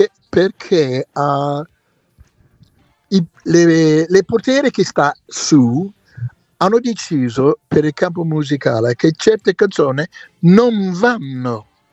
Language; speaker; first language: Italian; non-native, fluent; English